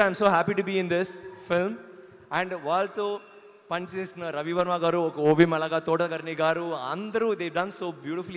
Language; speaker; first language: Telugu; non-native, fluent; Tamil